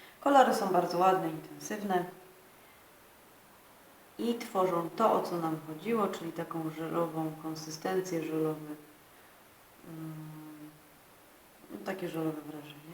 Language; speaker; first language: Polish; native; Polish